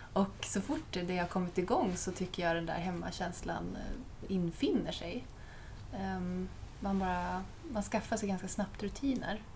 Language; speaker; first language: Swedish; native; Swedish